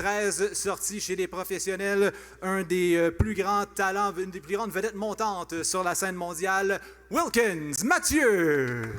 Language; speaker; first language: French; native; French